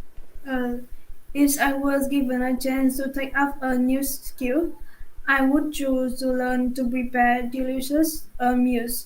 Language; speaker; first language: English; non-native, learner; Vietnamese